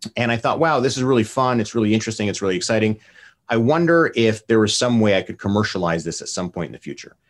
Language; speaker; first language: English; native; English